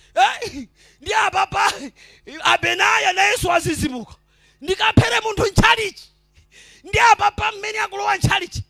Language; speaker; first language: Nyanja; non-native, local second language; Tumbuka